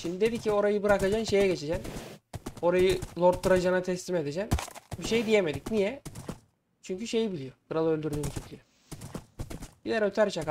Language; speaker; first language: Turkish; native; Turkish